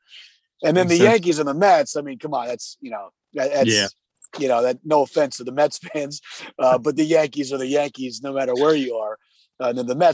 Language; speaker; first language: English; native; English